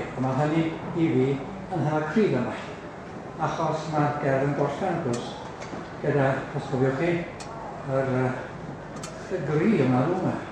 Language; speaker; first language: Welsh; native; Welsh